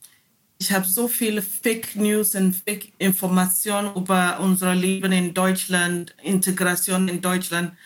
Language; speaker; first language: German; non-native, learner; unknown